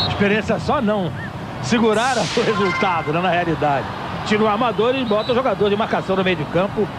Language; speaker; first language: Portuguese; native; Portuguese